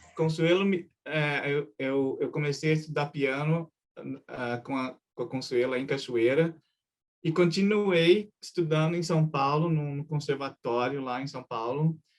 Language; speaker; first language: Portuguese; early bilingual, other home language; Japanese